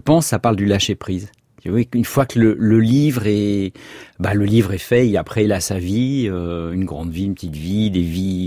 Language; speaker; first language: French; native; French